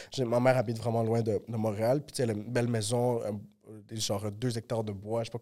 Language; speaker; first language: French; early bilingual, other home language; Spanish